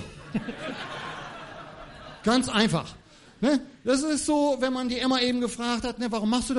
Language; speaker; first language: German; native; German